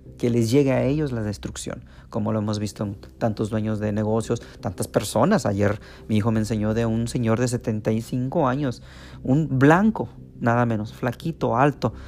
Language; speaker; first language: Spanish; native; Spanish